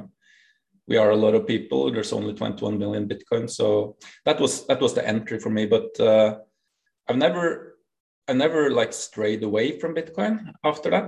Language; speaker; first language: English; non-native, fluent; Norwegian